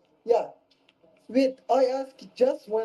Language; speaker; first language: English; non-native, learner; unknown